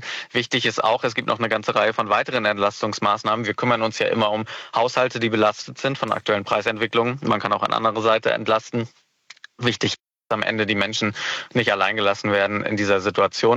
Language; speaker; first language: German; native; German